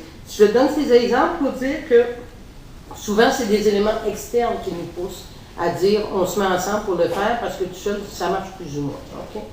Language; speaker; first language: French; native; French